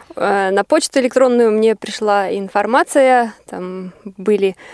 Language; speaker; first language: Russian; native; Russian